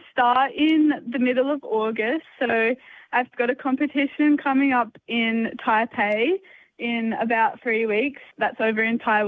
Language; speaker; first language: English; native; English